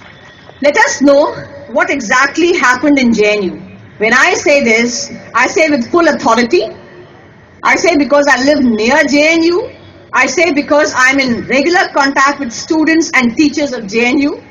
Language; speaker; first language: English; non-native, local second language; Hindi